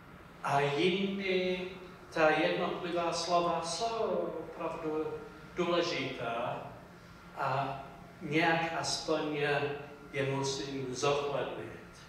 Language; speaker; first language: Czech; non-native, fluent; English